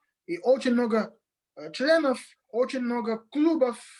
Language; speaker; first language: Russian; non-native, fluent; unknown